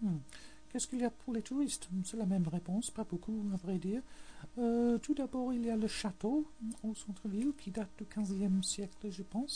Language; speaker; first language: French; non-native, fluent; English